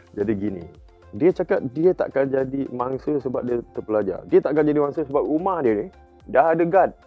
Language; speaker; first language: Malay; native; Malay